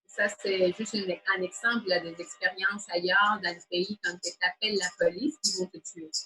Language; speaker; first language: French; native; French